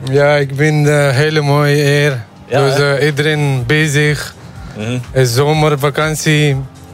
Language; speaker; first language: Dutch; non-native, learner; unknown